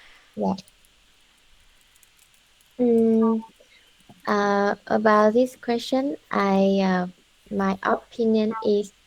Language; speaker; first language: English; non-native, learner; Vietnamese